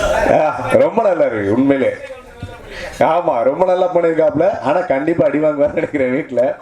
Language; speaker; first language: Tamil; native; Tamil